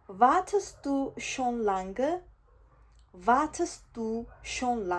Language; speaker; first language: German; non-native, fluent; Georgian